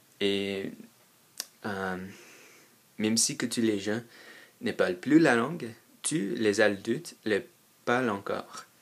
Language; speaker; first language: French; non-native, fluent; English